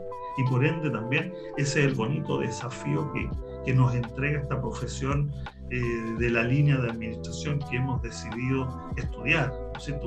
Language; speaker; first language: Spanish; native; Spanish